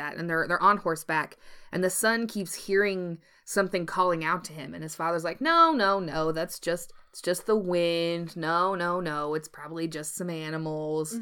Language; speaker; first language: English; native; English